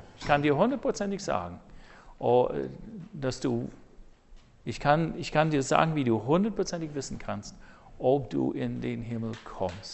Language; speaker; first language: German; non-native, fluent; English